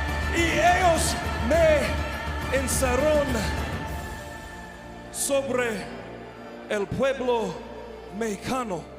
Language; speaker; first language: Spanish; non-native, learner; English